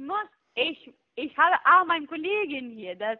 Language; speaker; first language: German; non-native, fluent; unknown